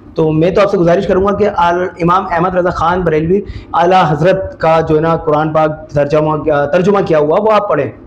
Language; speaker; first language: Urdu; native; Urdu